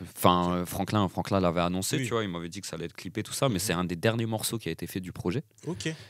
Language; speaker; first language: French; native; French